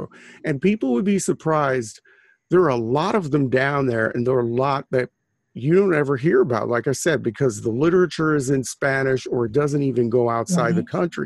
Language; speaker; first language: English; native; English